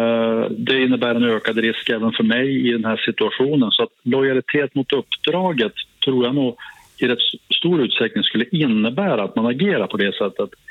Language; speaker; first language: Swedish; native; Swedish